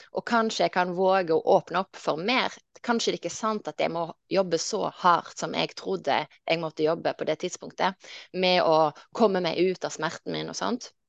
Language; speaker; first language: Norwegian; native; Norwegian